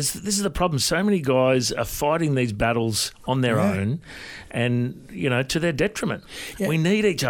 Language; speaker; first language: English; native; English